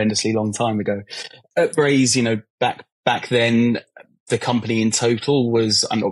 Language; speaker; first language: English; native; English